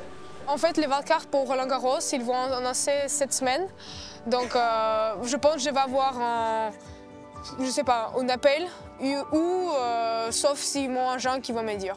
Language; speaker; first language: French; non-native, fluent; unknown